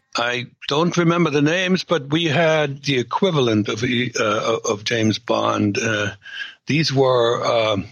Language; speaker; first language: English; non-native, fluent; German